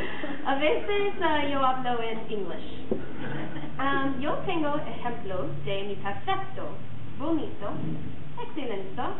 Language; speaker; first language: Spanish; non-native, learner; English